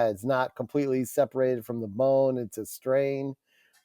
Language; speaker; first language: English; native; English